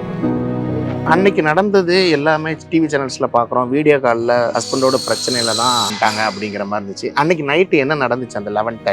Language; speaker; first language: Tamil; native; Tamil